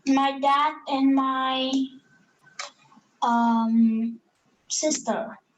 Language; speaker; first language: English; non-native, learner; Vietnamese